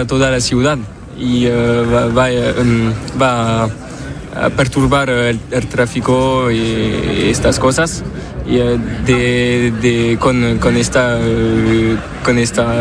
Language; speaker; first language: Spanish; non-native, learner; French